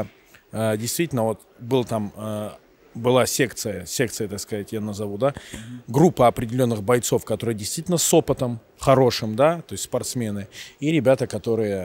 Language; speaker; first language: Russian; native; Russian